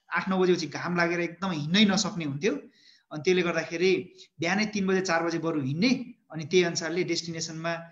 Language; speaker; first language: Nepali; native; Nepali